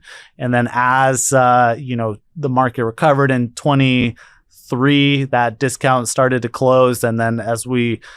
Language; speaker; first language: English; native; English